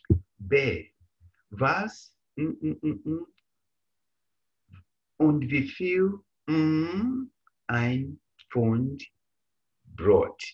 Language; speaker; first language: German; non-native, fluent; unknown